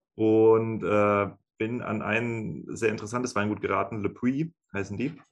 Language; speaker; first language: German; native; German